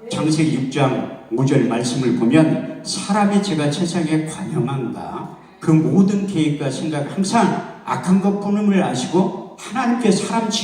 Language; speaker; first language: Korean; native; Korean